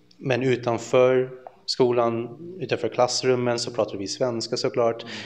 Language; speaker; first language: Swedish; early bilingual, other home language; Filipino